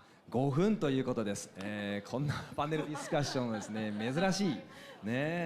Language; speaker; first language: Japanese; native; Japanese